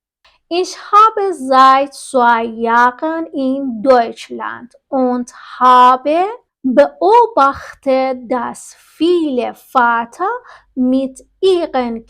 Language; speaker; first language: German; non-native, fluent; Persian